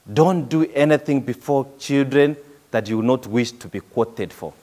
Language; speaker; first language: English; non-native, local second language; Swahili